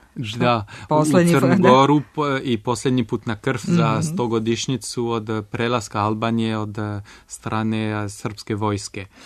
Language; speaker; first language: Serbian; non-native, fluent; French